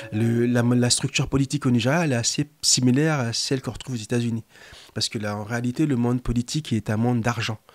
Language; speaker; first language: French; non-native, local second language; Lingala